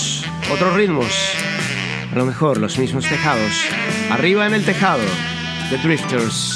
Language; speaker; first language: Spanish; native; Spanish